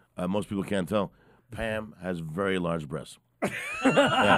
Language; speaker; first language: English; native; English